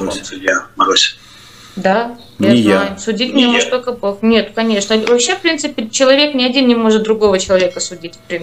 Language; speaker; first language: Russian; native; Russian